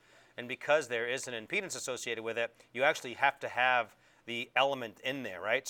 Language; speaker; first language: English; native; English